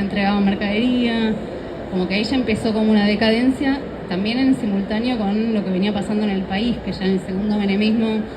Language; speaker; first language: Spanish; native; Spanish